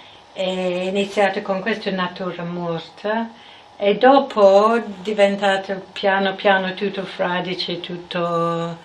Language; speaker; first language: Italian; non-native, fluent; English